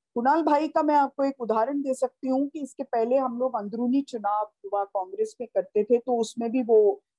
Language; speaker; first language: Hindi; native; Hindi